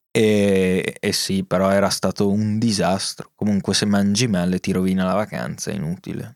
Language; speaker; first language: Italian; native; Italian